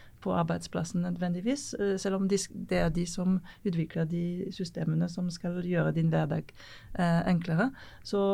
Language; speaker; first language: Norwegian; non-native, fluent; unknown